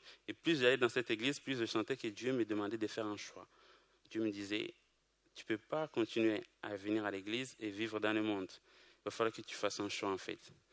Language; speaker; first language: French; non-native, local second language; Kinyarwanda